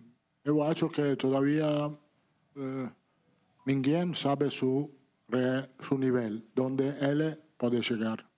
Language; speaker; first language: Portuguese; non-native, learner; Italian